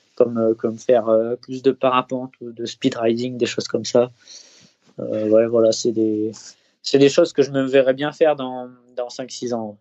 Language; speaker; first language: French; native; French